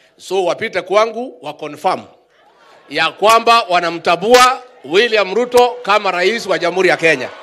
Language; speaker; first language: Swahili; non-native, local second language; Kikuyu